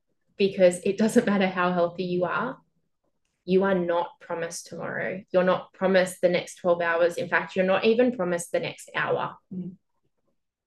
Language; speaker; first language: English; native; English